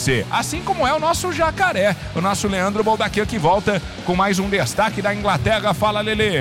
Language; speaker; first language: Portuguese; native; Portuguese